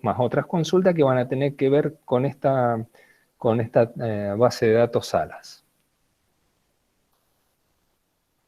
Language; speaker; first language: Spanish; native; Spanish